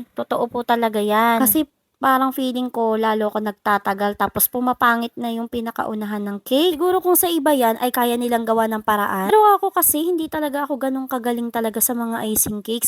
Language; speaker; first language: Filipino; native; Filipino